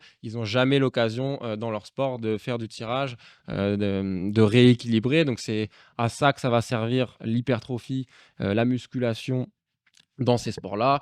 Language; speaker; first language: French; native; French